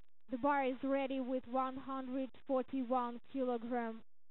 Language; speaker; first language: English; non-native, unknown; Ukrainian